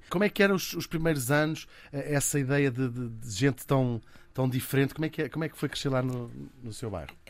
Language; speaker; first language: Portuguese; native; Portuguese